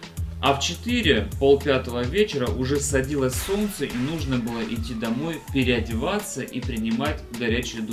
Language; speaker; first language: Russian; native; Russian